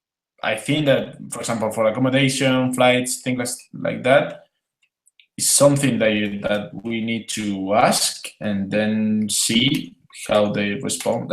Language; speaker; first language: English; non-native, fluent; Spanish